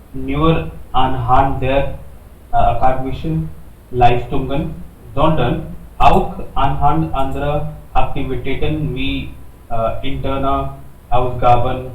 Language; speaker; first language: German; non-native, learner; Hindi